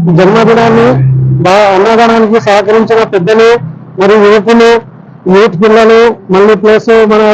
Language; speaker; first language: Telugu; non-native, local second language; Lambadi